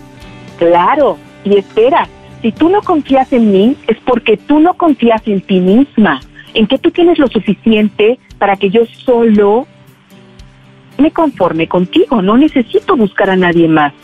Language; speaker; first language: Spanish; native; Spanish